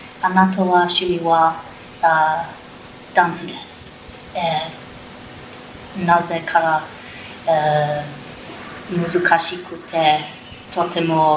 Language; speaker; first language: Japanese; non-native, learner; English